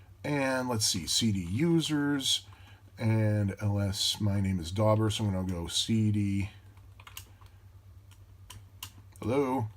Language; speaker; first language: English; native; English